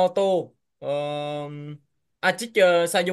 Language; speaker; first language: Korean; non-native, learner; Vietnamese